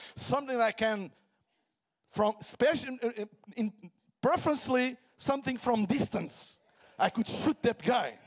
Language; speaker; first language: English; non-native, fluent; Portuguese